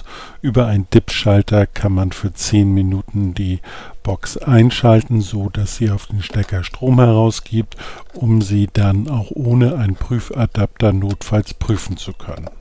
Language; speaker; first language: German; native; German